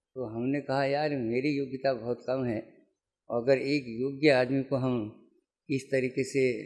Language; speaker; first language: Hindi; native; Hindi